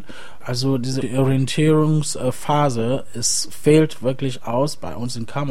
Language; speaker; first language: German; non-native, fluent; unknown